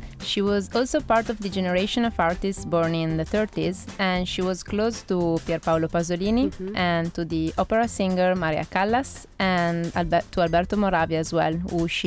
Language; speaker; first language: English; non-native, fluent; Italian